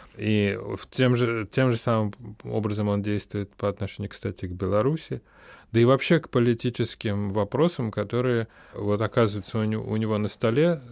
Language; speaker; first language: Russian; native; Russian